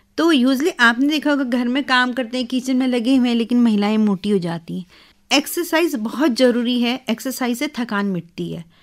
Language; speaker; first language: Hindi; native; Hindi